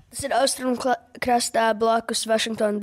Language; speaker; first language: Latvian; early bilingual, heritage; English